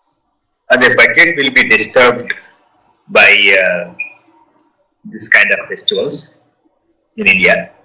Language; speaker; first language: English; non-native, learner; Telugu